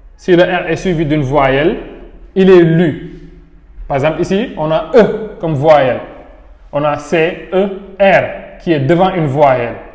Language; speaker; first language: French; non-native, local second language; Wolof